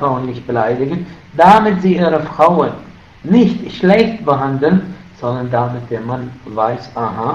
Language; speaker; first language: German; non-native, fluent; Arabic